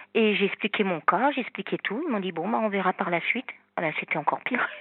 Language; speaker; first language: French; native; French